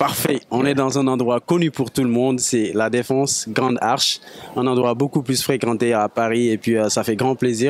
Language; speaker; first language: French; non-native, local second language; Wolof